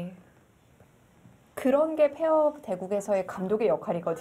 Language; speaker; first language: Korean; native; Korean